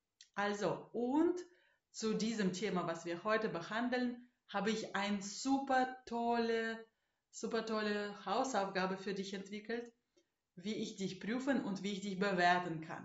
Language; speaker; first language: German; non-native, fluent; Russian